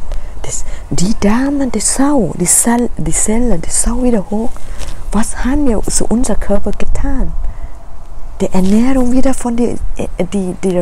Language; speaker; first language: German; non-native, learner; Thai